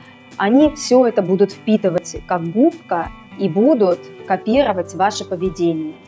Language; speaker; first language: Russian; native; Russian